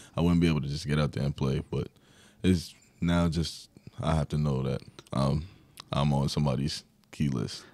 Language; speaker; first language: English; native; English